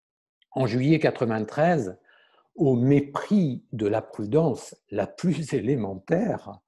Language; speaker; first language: French; native; French